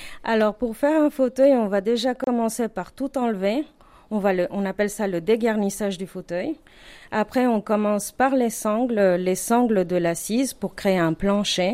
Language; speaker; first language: French; non-native, fluent; Spanish